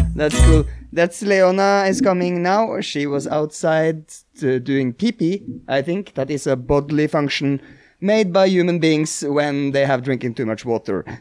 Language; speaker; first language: English; non-native, fluent; Norwegian